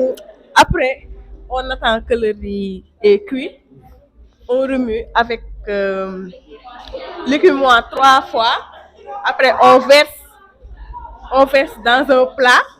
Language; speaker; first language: French; non-native, local second language; Wolof